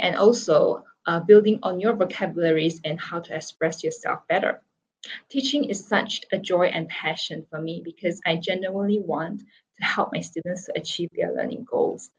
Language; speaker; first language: English; non-native, local second language; Chinese